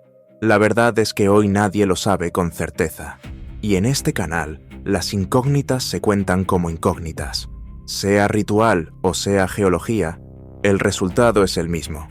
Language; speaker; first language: Spanish; native; Spanish